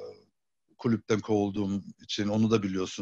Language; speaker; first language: Turkish; early bilingual, heritage; Turkish